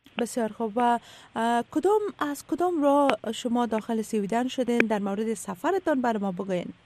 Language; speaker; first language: Persian; native; Persian